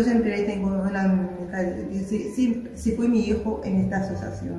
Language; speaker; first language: Spanish; non-native, local second language; Arabic